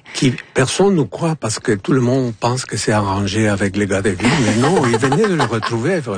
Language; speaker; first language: French; non-native, fluent; Spanish